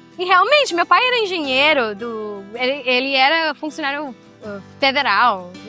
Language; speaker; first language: Portuguese; non-native, fluent; Spanish